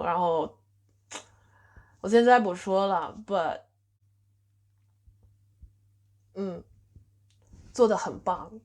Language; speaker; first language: Chinese; non-native, fluent; English